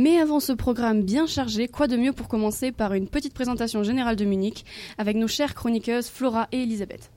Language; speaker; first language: French; native; French